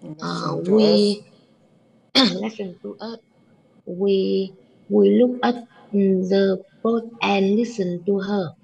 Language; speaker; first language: English; non-native, learner; Vietnamese